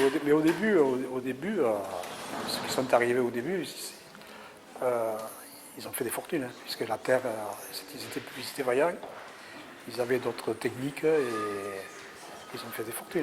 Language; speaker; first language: French; early bilingual, other home language; Catalan